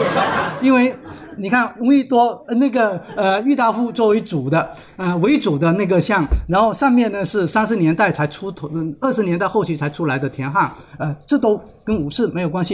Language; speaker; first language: Chinese; native; Chinese